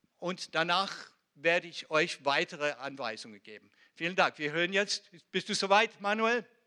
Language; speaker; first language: German; non-native, fluent; Hebrew